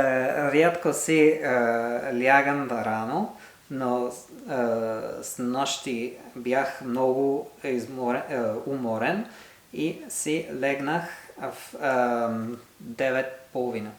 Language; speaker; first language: Bulgarian; non-native, learner; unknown